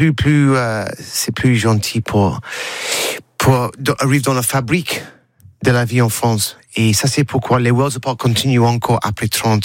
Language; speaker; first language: French; non-native, learner; English